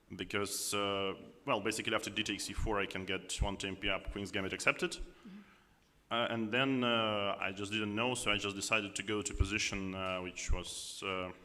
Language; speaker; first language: English; non-native, fluent; Russian